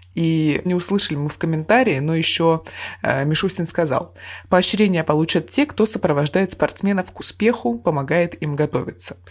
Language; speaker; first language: Russian; native; Russian